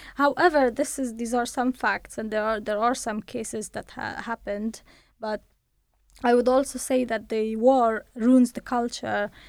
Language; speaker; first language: English; non-native, fluent; Persian